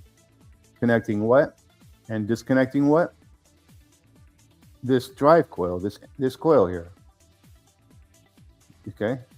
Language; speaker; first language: English; native; English